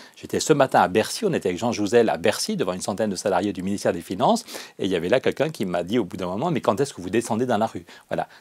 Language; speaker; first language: French; native; French